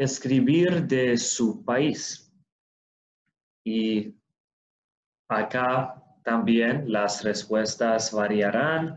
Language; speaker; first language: Spanish; non-native, fluent; Swedish